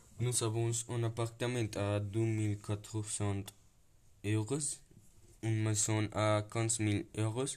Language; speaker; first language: French; non-native, learner; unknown